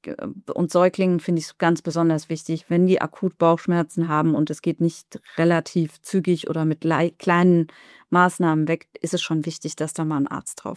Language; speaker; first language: German; native; German